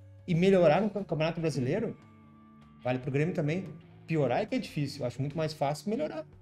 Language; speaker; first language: Portuguese; native; Portuguese